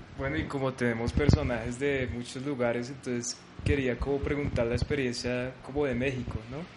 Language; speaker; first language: Spanish; native; Spanish